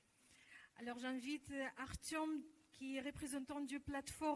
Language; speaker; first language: French; non-native, learner; Russian